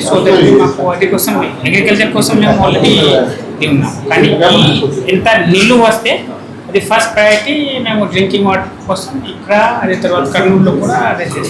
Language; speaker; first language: Telugu; non-native, fluent; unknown